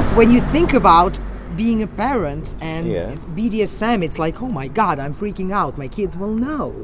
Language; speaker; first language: English; non-native, fluent; Serbian